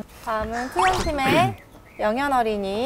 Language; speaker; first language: Korean; native; Korean